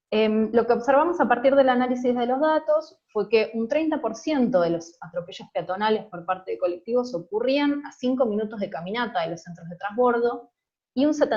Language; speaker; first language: Spanish; native; Spanish